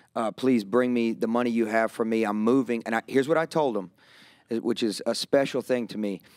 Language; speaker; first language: English; native; English